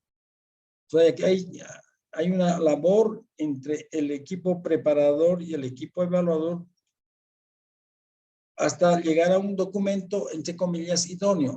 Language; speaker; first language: Spanish; native; Spanish